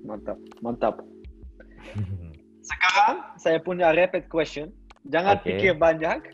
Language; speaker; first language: Indonesian; non-native, learner; Dutch